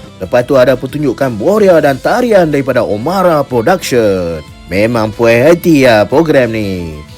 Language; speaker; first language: Malay; native; Malay